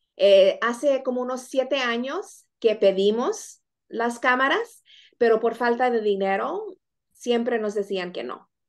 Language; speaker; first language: Spanish; native; Spanish